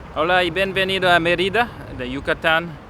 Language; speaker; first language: Spanish; non-native, learner; English